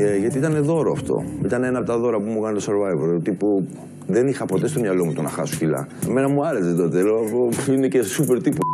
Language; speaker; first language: Greek; early bilingual, heritage; Greek